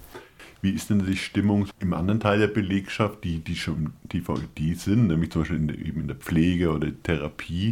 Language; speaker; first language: German; native; German